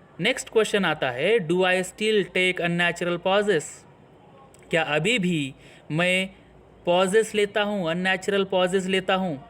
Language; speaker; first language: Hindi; non-native, local second language; Marathi